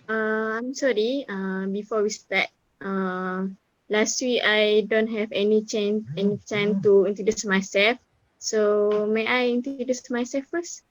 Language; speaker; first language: English; non-native, learner; Malay